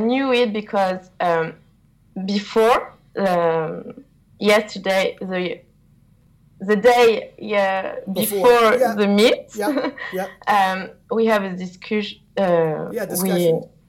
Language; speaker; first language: English; non-native, learner; French